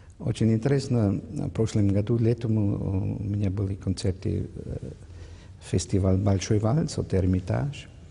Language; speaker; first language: Russian; non-native, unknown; German